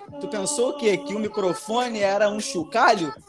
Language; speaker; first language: Portuguese; native; Portuguese